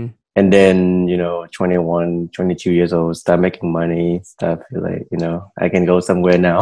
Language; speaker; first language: English; non-native, fluent; Vietnamese